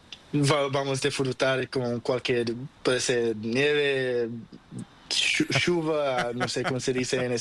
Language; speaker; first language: Spanish; non-native, learner; Portuguese